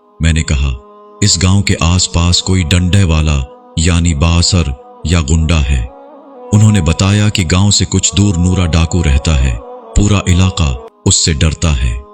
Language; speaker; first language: Urdu; non-native, local second language; Punjabi